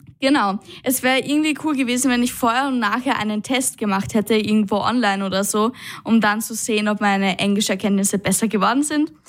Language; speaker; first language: German; native; German